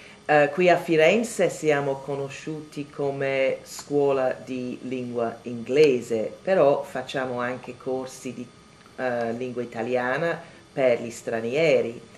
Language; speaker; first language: Italian; non-native, fluent; English